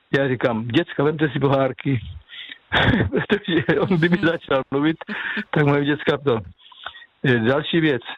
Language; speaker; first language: Czech; native; Czech